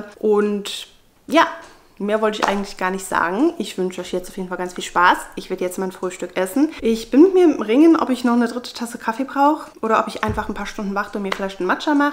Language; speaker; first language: German; native; German